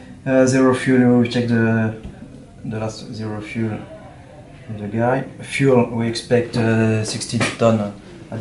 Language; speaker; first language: English; non-native, learner; French